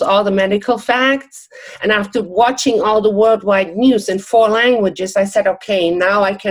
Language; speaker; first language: English; non-native, fluent; German